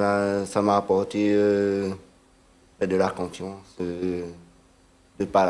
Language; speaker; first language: French; non-native, local second language; Réunion Creole French